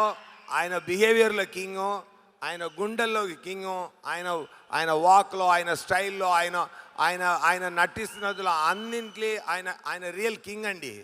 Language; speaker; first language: Telugu; non-native, learner; Tamil